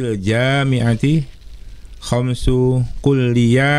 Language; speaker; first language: Arabic; non-native, learner; Indonesian